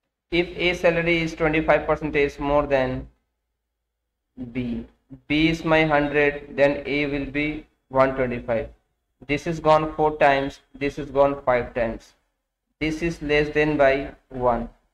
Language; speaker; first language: English; non-native, local second language; Hindi